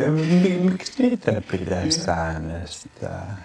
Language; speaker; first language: Finnish; non-native, local second language; Swedish